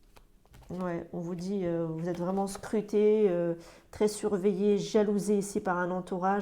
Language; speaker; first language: French; native; French